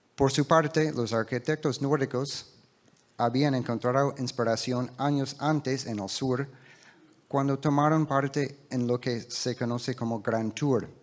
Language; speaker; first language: Spanish; non-native, fluent; English